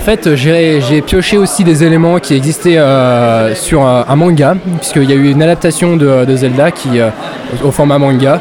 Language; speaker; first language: French; native; French